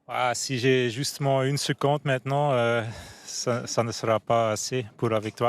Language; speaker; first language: French; non-native, fluent; Dutch